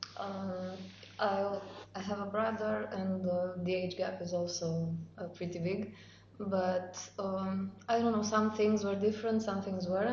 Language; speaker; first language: English; non-native, fluent; Romanian